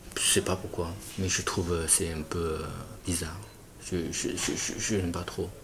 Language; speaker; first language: French; non-native, fluent; Chinese